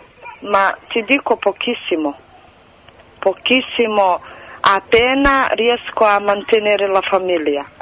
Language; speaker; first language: Italian; non-native, fluent; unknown